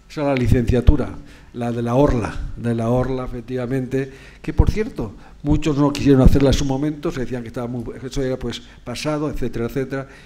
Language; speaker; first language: Spanish; native; Spanish